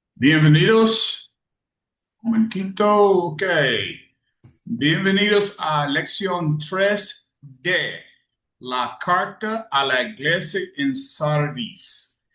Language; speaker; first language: Spanish; non-native, learner; English